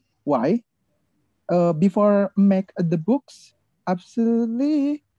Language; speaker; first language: English; non-native, learner; Indonesian